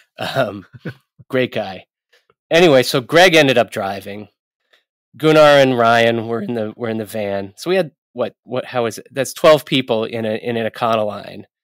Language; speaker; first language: English; native; English